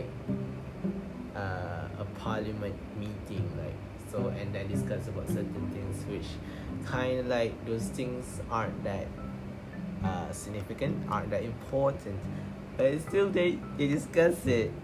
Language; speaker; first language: English; non-native, local second language; Malay